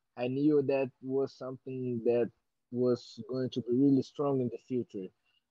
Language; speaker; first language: English; non-native, fluent; Portuguese